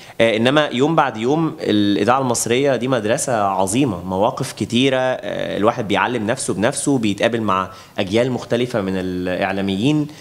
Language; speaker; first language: Arabic; native; Arabic